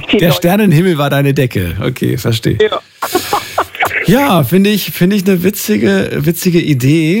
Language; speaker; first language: German; native; German